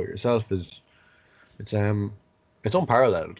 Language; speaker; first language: English; native; English